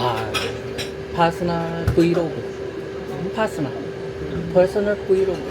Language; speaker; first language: Japanese; non-native, learner; Korean